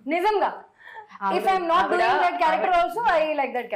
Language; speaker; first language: Telugu; non-native, fluent; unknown